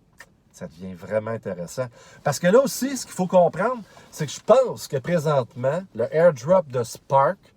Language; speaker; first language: French; native; French